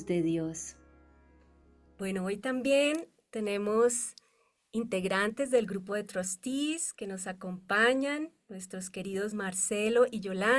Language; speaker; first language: Spanish; native; Spanish